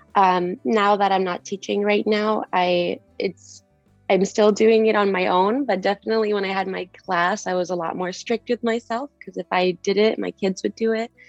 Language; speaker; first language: English; native; English